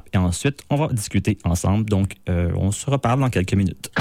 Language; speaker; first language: French; native; French